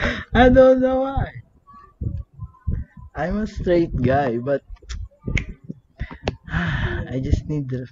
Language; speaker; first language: English; non-native, learner; Filipino